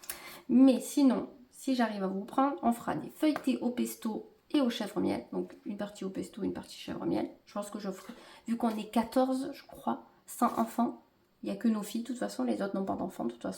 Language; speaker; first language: French; native; French